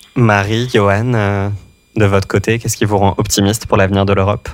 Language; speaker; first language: French; native; French